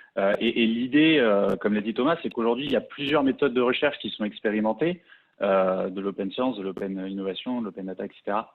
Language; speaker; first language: French; native; French